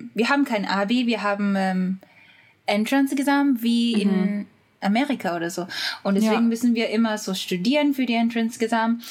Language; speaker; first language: German; non-native, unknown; Japanese